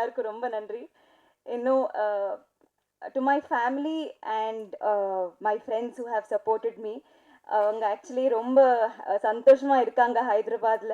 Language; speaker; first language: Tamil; non-native, learner; Telugu